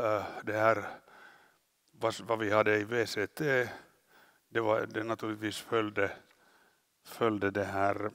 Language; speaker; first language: Swedish; non-native, local second language; Finnish